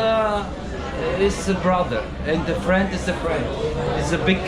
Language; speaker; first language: English; non-native, learner; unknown